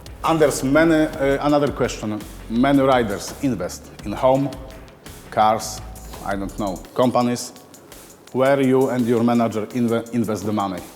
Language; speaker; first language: English; non-native, learner; Polish